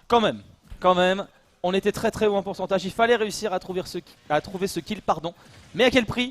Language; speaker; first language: French; native; French